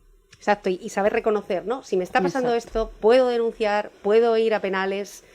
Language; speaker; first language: Spanish; native; Spanish